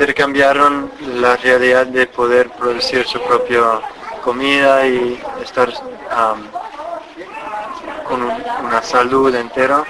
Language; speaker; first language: Spanish; non-native, fluent; English